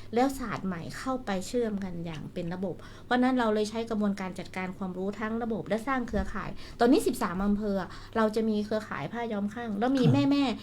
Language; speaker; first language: Thai; native; Thai